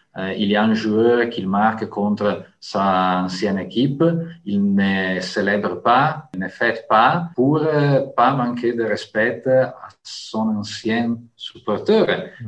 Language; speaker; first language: French; non-native, fluent; Italian